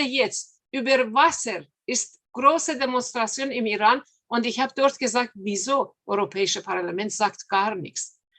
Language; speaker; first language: German; non-native, fluent; Persian